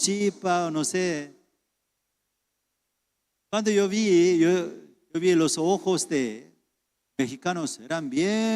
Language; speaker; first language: Spanish; non-native, fluent; Korean